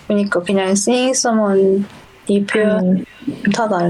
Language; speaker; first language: Korean; native; Korean